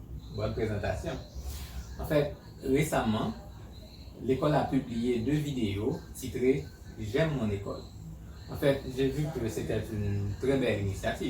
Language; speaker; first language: French; native; French